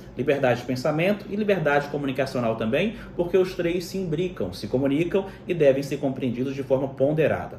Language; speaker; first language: Portuguese; native; Portuguese